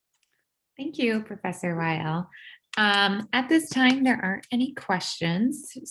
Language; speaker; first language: English; native; English